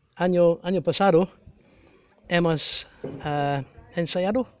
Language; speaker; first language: Spanish; non-native, learner; English